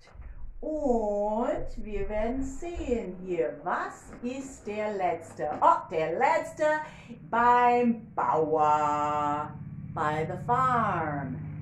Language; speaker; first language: German; non-native, learner; English